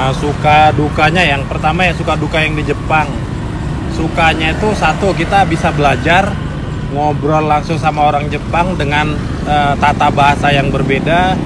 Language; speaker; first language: Indonesian; native; Indonesian